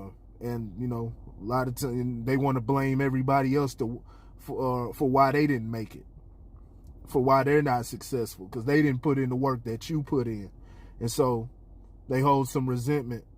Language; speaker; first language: English; native; English